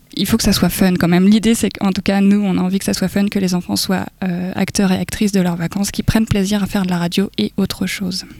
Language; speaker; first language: French; native; French